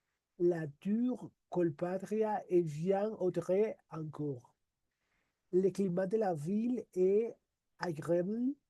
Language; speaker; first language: French; non-native, learner; Spanish